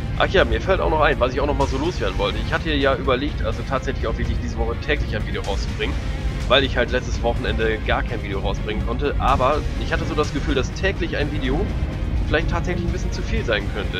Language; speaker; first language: German; native; German